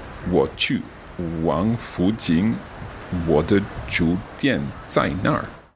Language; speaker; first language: Chinese; non-native, learner; English